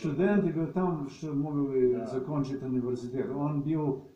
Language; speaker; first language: Russian; non-native, learner; Slovenian